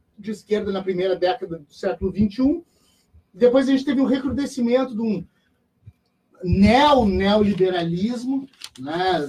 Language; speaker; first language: Portuguese; native; Portuguese